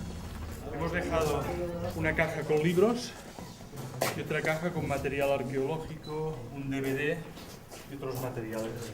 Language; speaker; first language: Spanish; non-native, local second language; Catalan